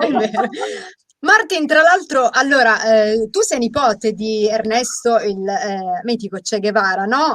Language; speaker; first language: Italian; native; Italian